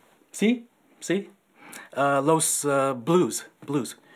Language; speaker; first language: Spanish; non-native, learner; English